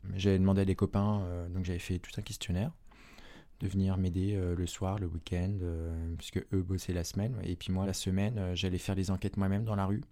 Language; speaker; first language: French; native; French